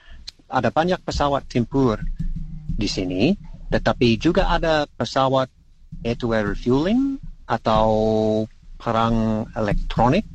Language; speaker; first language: Indonesian; non-native, learner; English